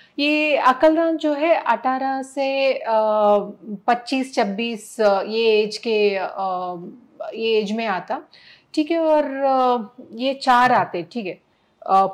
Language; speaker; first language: Hindi; non-native, local second language; Telugu